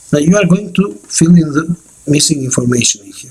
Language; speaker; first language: English; non-native, fluent; Albanian